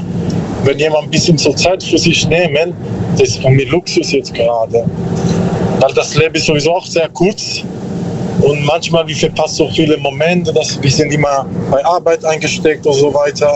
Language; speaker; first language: German; non-native, learner; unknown